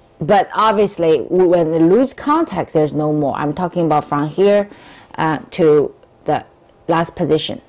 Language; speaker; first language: English; non-native, fluent; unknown